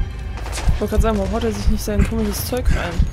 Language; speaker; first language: German; native; German